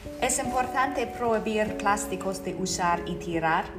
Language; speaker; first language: Spanish; non-native, learner; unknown